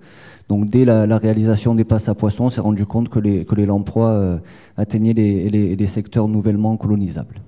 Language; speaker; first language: French; native; French